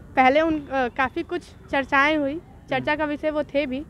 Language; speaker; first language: Hindi; native; Hindi